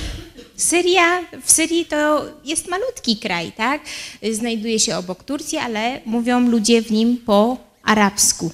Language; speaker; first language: Polish; early bilingual, heritage; Arabic